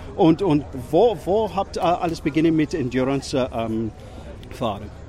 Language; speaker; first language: German; non-native, learner; English